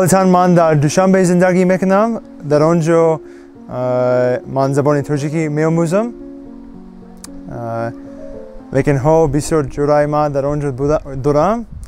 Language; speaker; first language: Persian; non-native, learner; English